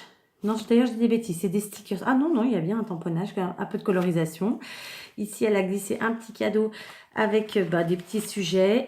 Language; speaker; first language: French; native; French